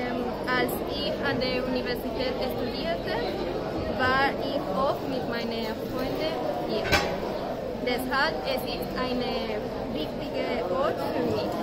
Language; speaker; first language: German; non-native, learner; Spanish